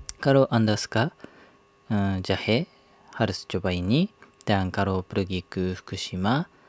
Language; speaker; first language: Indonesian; non-native, learner; Japanese